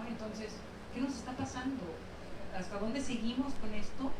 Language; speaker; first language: Spanish; native; Spanish